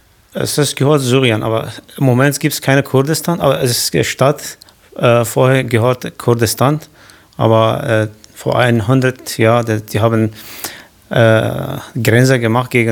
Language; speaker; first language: German; non-native, learner; Kurdish